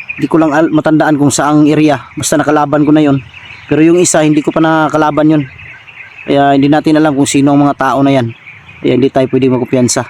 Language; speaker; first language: Filipino; non-native, local second language; Cebuano